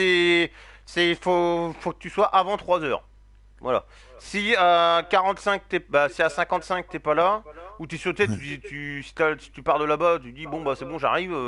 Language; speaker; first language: French; native; French